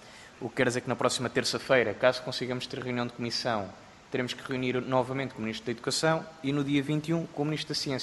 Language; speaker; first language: Portuguese; native; Portuguese